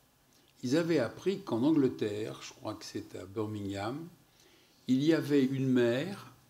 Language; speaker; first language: French; native; French